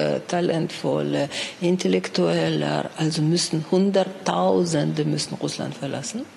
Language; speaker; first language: German; non-native, fluent; Russian